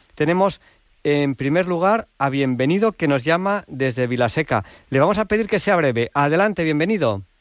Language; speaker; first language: Spanish; native; Spanish